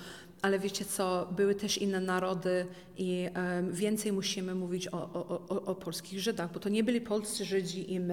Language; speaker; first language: Polish; early bilingual, heritage; Polish